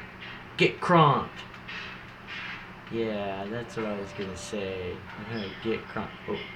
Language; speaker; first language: English; native; English